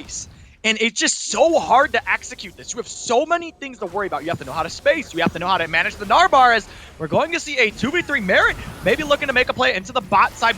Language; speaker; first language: English; native; English